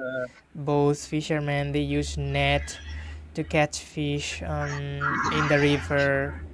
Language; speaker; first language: English; non-native, fluent; Bangla